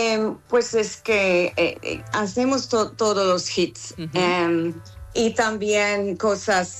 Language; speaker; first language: Spanish; non-native, fluent; English